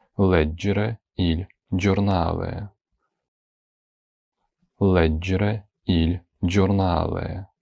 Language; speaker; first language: Italian; non-native, fluent; Ukrainian